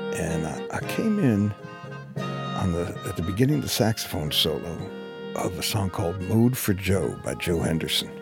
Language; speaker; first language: English; native; English